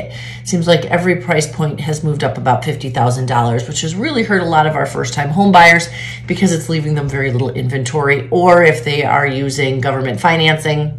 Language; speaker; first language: English; native; English